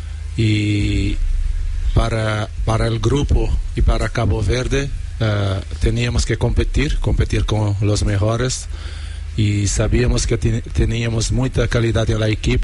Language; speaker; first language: Spanish; non-native, fluent; Portuguese